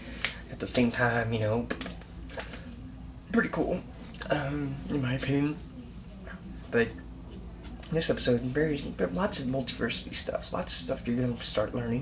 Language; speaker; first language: English; native; English